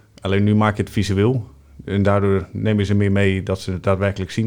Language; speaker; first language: Dutch; native; Dutch